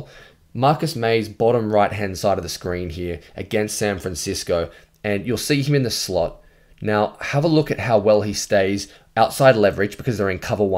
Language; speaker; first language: English; native; English